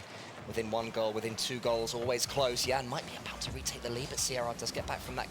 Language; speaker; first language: English; native; English